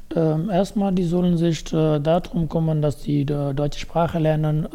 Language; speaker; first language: German; non-native, fluent; Persian